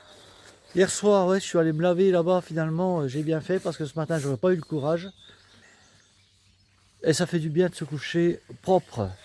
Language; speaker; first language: French; native; French